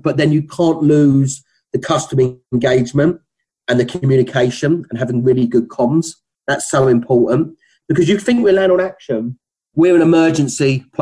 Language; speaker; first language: English; native; English